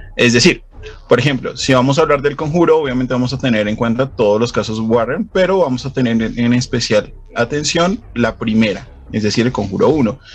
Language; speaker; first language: Spanish; native; Spanish